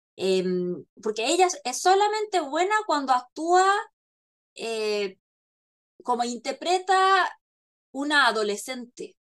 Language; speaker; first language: Spanish; non-native, fluent; Korean